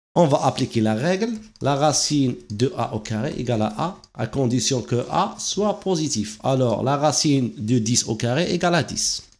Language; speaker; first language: French; non-native, local second language; Arabic